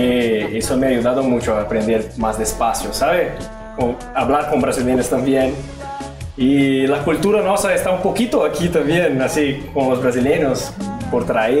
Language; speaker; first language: Spanish; non-native, learner; Portuguese